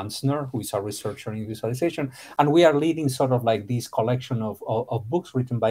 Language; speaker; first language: English; non-native, fluent; Spanish